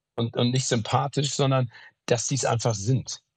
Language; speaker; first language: German; native; German